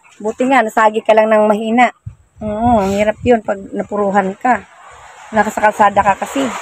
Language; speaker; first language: Filipino; non-native, local second language; Cebuano